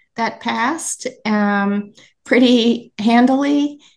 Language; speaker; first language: English; native; English